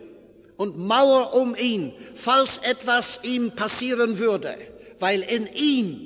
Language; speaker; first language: German; non-native, fluent; English